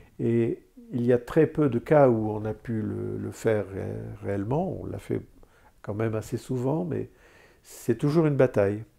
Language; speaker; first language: French; native; French